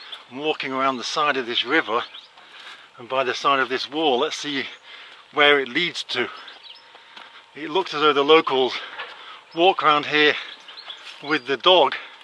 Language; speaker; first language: English; native; English